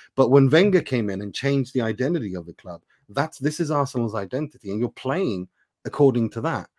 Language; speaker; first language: English; non-native, fluent; Persian